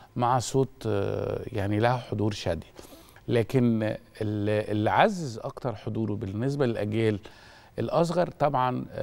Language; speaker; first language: Egyptian Arabic; native; Egyptian Arabic